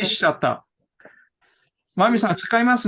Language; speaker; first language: Japanese; non-native, fluent; Korean